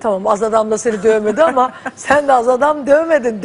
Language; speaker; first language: Turkish; native; Turkish